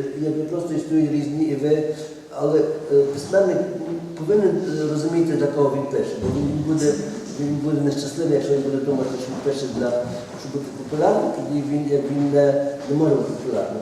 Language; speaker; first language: Ukrainian; early bilingual, heritage; Ukrainian